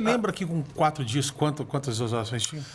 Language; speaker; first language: Portuguese; native; Portuguese